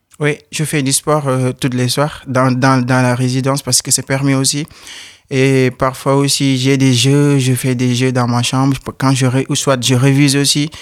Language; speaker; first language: French; non-native, local second language; Wolof